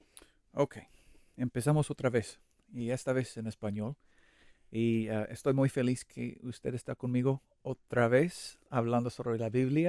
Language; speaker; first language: Spanish; non-native, learner; English